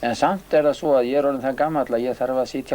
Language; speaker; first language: Icelandic; native; Icelandic